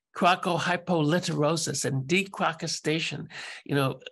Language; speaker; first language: English; native; English